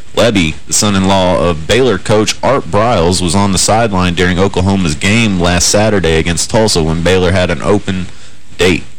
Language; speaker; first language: English; native; English